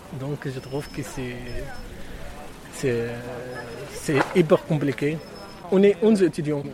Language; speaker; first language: French; non-native, learner; Arabic